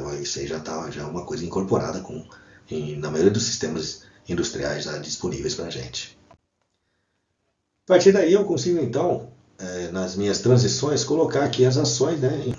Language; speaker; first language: Portuguese; native; Portuguese